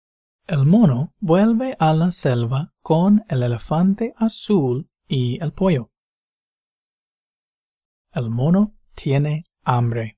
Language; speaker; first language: Spanish; non-native, fluent; English